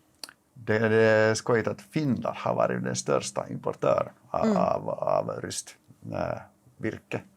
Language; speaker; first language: Swedish; non-native, local second language; Finnish